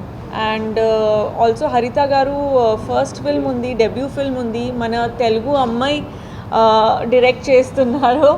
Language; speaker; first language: Telugu; non-native, learner; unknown